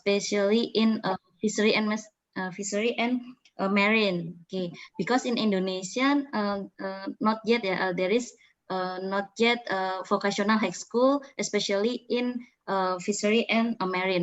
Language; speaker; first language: English; non-native, learner; Indonesian